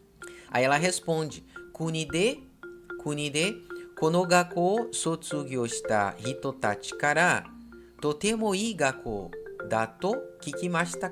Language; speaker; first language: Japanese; non-native, fluent; Portuguese